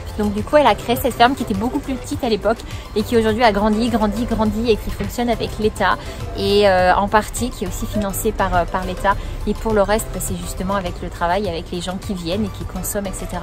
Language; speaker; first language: French; native; French